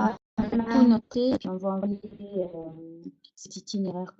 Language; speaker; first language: French; non-native, fluent; Mongolian